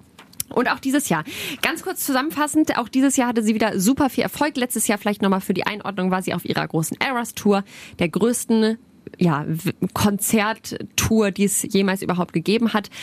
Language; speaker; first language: German; native; German